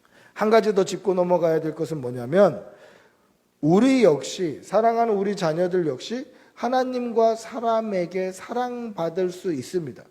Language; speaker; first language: Korean; native; Korean